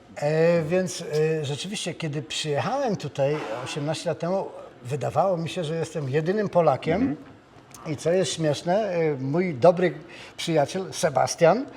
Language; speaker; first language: Polish; native; Polish